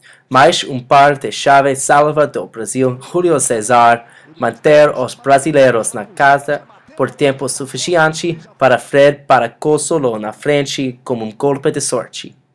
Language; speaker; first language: Portuguese; non-native, learner; English